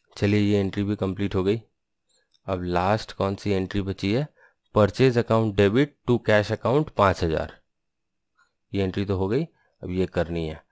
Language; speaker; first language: Hindi; non-native, local second language; Bangla